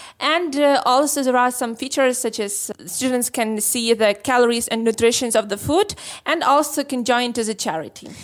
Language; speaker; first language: English; non-native, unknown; Ukrainian